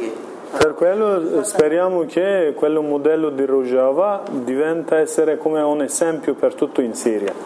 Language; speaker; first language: Italian; non-native, learner; Kurdish